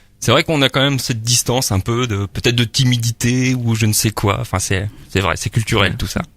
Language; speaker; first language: French; native; French